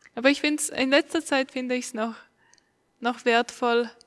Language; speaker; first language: German; non-native, fluent; Estonian